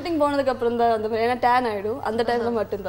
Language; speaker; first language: Tamil; non-native, local second language; Malayalam